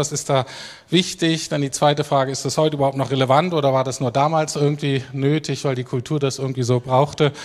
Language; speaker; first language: German; native; German